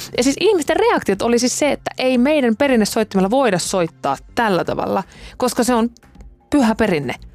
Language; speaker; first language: Finnish; native; Finnish